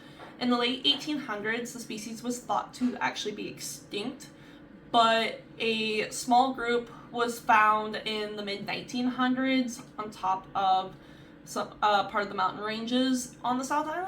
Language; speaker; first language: English; native; English